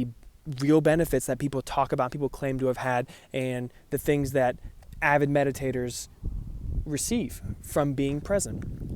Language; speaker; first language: English; native; English